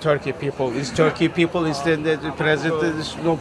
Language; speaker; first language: English; non-native, learner; Turkish